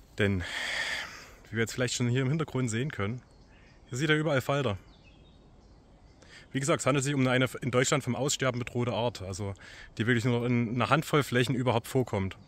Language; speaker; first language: German; native; German